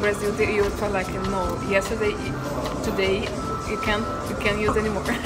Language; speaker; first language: English; non-native, fluent; Portuguese